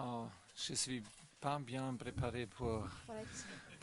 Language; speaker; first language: French; non-native, learner; German